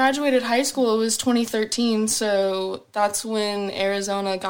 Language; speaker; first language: English; native; English